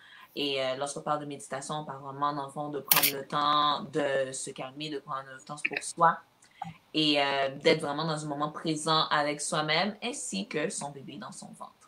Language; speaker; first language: French; native; French